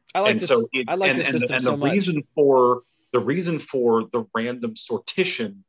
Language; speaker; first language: English; native; English